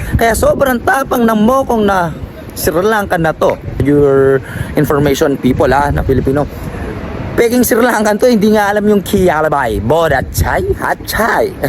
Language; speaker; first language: Filipino; non-native, local second language; Pampanga